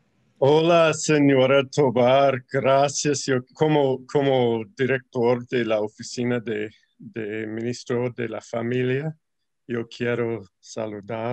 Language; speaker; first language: Spanish; non-native, learner; English